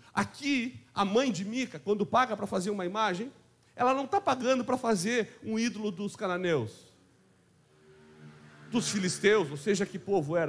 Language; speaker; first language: Portuguese; native; Portuguese